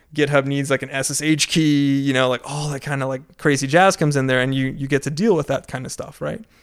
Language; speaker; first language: English; non-native, fluent; Dutch